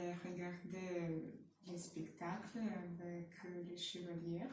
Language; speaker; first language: French; non-native, learner; Russian